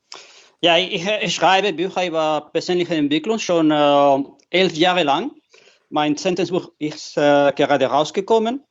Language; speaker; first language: German; non-native, fluent; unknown